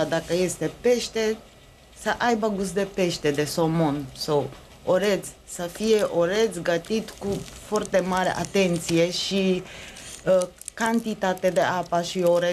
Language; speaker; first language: Romanian; non-native, learner; Japanese